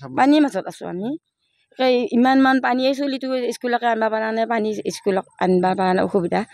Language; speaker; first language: Assamese; native; Assamese